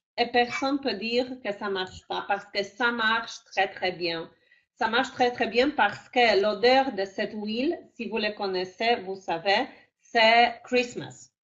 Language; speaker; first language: French; non-native, fluent; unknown